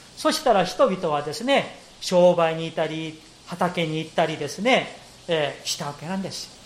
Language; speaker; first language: Japanese; non-native, fluent; Korean